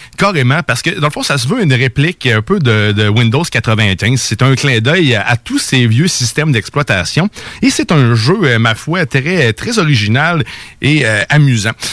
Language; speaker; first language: French; native; French